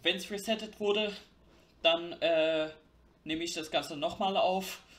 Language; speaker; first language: German; native; German